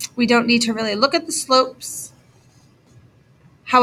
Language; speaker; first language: English; native; English